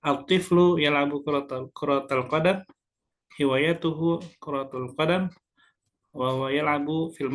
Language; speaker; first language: Arabic; non-native, fluent; Indonesian